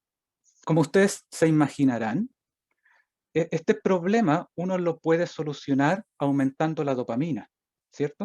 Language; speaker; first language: Spanish; native; Spanish